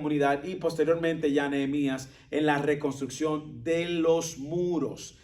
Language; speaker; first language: Spanish; native; Spanish